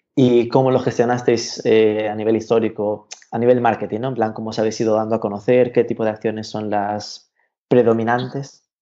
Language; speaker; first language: Spanish; native; Spanish